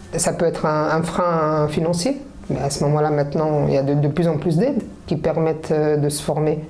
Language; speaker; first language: French; early bilingual, other home language; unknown